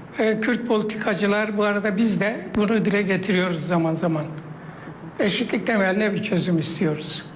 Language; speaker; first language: Turkish; non-native, local second language; Kurdish